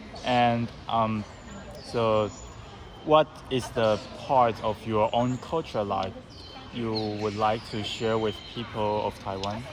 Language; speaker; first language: English; non-native, learner; Chinese